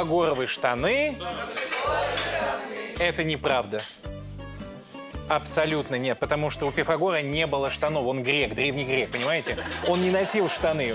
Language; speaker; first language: Russian; native; Russian